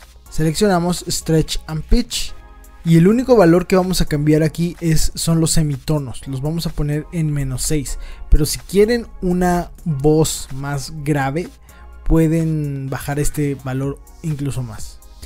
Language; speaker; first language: Spanish; native; Spanish